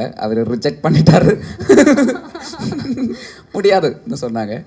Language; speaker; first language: Tamil; non-native, learner; Malayalam